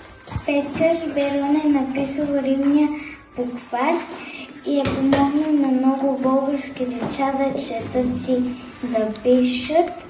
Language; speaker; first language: Bulgarian; early bilingual, heritage; Bulgarian